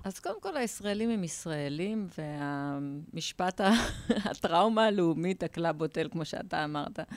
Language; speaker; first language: Hebrew; native; Hebrew